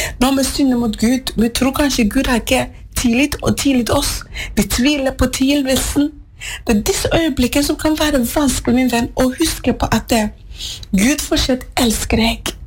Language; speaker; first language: Norwegian; non-native, fluent; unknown